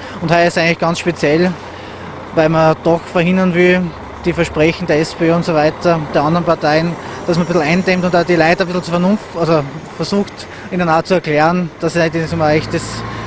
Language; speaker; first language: German; native; German